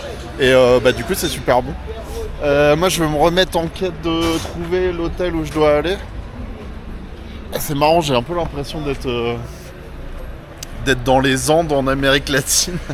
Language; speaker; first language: French; native; French